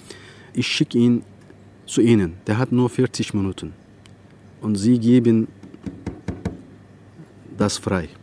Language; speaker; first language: German; non-native, fluent; Turkish